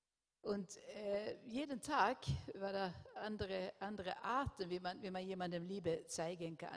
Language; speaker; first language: German; non-native, fluent; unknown